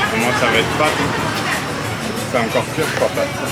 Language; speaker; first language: French; native; French